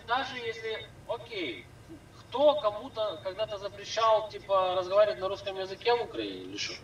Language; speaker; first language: Russian; native; Russian